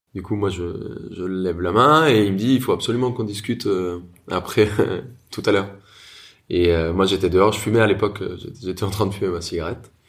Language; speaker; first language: French; non-native, fluent; Spanish